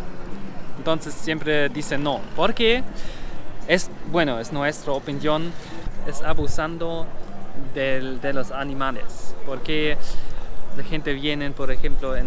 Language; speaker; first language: Spanish; non-native, learner; German